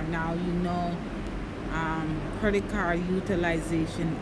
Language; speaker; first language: English; native; English